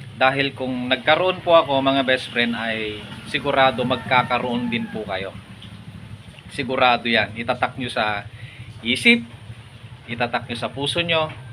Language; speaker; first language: Filipino; non-native, local second language; Iloko